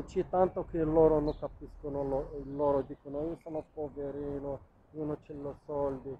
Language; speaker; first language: Italian; non-native, learner; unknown